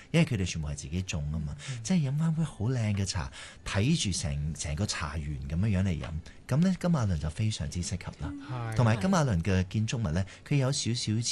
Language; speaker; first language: Cantonese; early bilingual, heritage; Cantonese